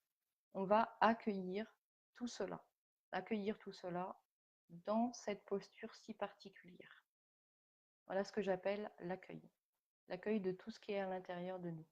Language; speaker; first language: French; native; French